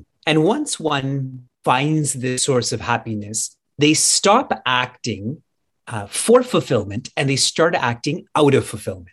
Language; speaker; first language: English; native; English